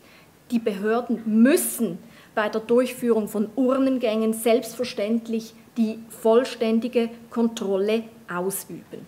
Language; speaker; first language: German; native; German